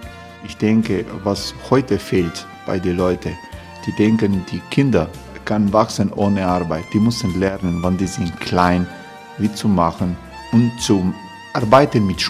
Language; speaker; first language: German; non-native, learner; Croatian